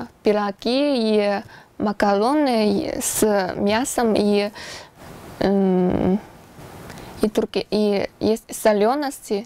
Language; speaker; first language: Russian; non-native, learner; Chinese